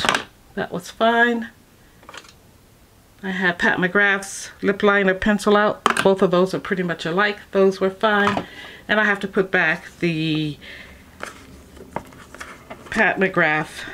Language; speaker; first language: English; native; English